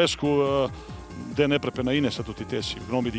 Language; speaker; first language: Greek; non-native, fluent; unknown